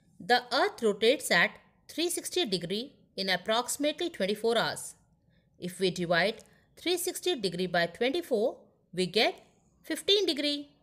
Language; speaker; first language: English; non-native, local second language; Hindi